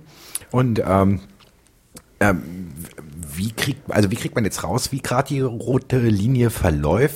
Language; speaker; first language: German; native; German